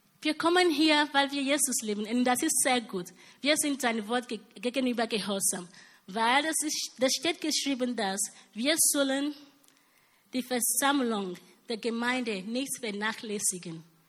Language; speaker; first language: German; non-native, learner; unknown